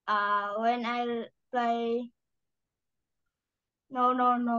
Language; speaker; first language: English; non-native, learner; Vietnamese